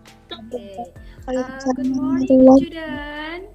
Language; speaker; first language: English; non-native, learner; Indonesian